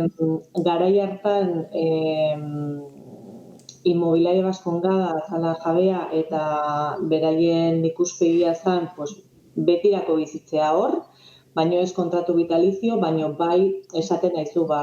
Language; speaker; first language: Basque; non-native, local second language; Spanish